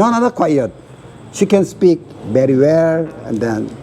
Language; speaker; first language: English; non-native, learner; Korean